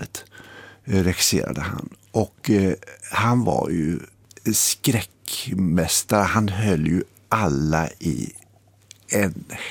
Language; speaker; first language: Swedish; native; Swedish